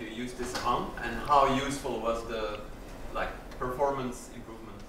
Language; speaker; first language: English; non-native, fluent; Indonesian